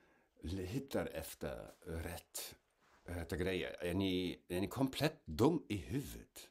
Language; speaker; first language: Swedish; non-native, fluent; German